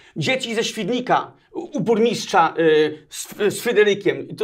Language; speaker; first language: Polish; early bilingual, other home language; Danish